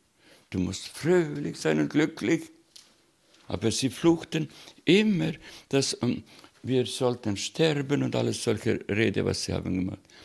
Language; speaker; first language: German; non-native, learner; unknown